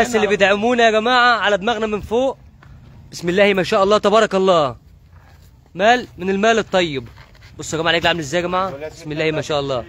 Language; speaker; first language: Arabic; native; Arabic